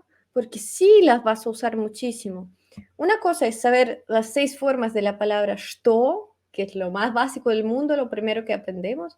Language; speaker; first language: Spanish; non-native, fluent; Russian